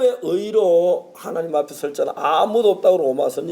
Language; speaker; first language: Korean; native; Korean